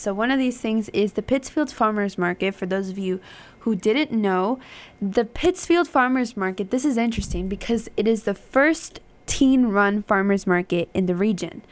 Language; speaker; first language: English; early bilingual, other home language; Spanish